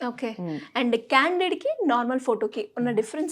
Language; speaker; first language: Telugu; native; Telugu